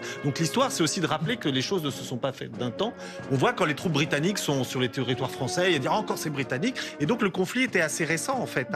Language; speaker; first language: French; native; French